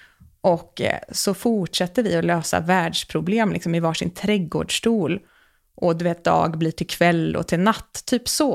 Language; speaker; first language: Swedish; native; Swedish